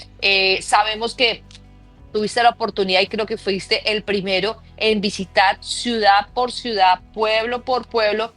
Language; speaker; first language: Spanish; native; Spanish